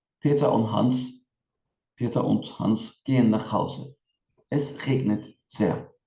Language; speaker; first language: German; non-native, fluent; Turkish